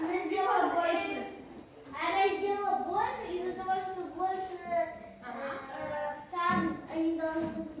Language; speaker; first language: Russian; non-native, learner; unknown